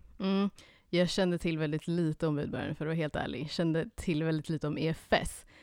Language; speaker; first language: Swedish; early bilingual, other home language; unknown